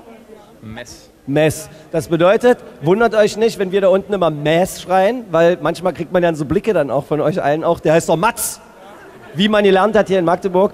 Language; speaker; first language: German; native; German